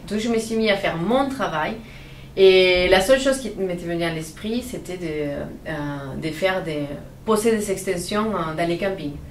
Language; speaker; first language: French; non-native, fluent; Spanish